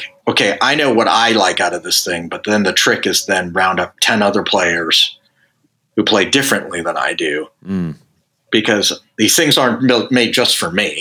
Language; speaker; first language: English; native; English